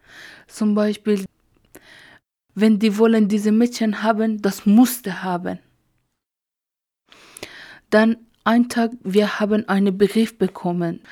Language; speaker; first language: German; non-native, learner; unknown